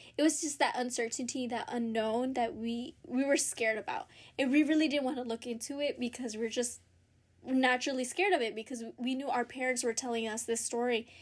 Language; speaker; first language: English; early bilingual, other home language; Spanish